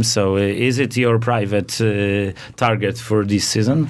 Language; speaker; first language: English; non-native, learner; Polish